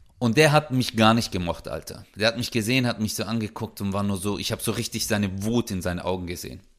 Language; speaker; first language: German; early bilingual, other home language; Turkish